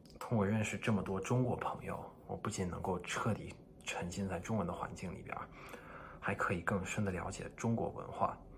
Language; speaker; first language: Chinese; non-native, fluent; English